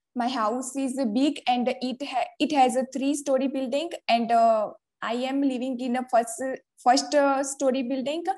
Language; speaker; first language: English; non-native, local second language; Gujarati